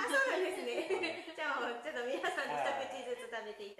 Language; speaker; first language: Japanese; native; Japanese